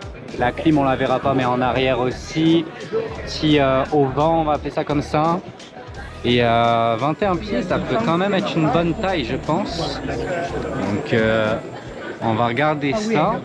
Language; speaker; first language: French; native; French